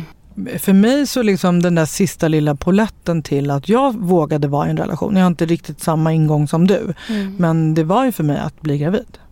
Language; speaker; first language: Swedish; native; Swedish